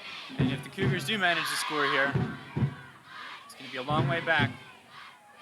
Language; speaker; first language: English; native; English